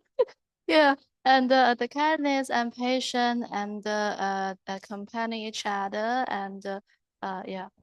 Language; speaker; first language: English; non-native, learner; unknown